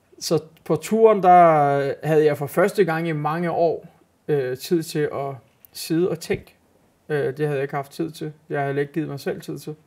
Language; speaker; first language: Danish; early bilingual, other home language; Turkish